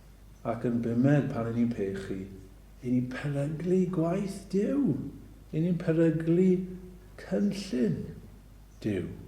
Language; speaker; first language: Welsh; native; Welsh